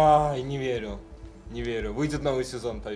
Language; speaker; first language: Russian; native; Russian